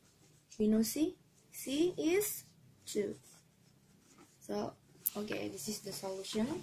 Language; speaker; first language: English; non-native, learner; Indonesian